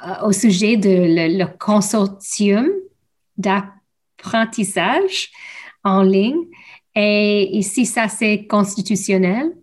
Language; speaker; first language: French; non-native, learner; English